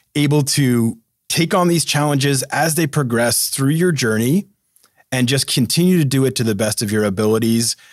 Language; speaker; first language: English; native; English